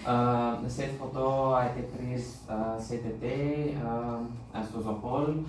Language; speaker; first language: French; non-native, learner; Bulgarian